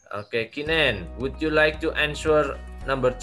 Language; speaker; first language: English; non-native, learner; Indonesian